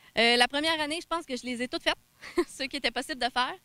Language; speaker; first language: French; native; French